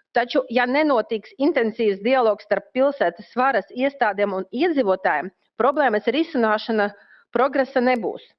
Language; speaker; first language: Latvian; non-native, local second language; Russian